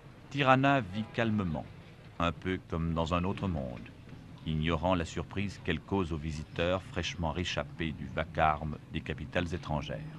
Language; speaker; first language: French; native; French